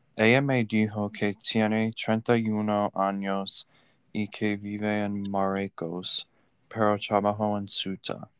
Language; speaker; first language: Spanish; non-native, learner; English